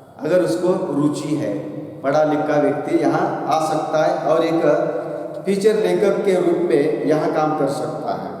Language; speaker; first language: Hindi; non-native, local second language; Marathi